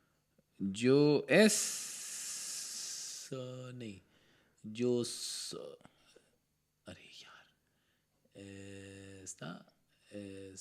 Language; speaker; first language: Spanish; non-native, learner; Hindi